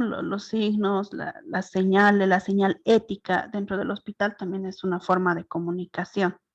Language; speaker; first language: Spanish; native; Spanish